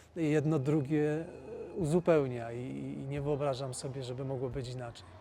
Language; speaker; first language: Polish; native; Polish